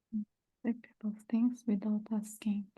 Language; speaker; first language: English; non-native, learner; Turkish